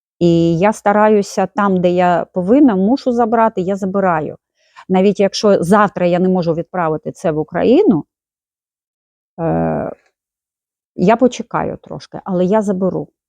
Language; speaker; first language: Ukrainian; non-native, local second language; Russian